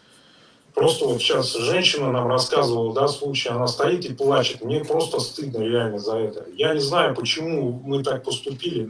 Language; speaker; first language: Russian; native; Russian